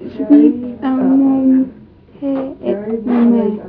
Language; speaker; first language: French; non-native, learner; English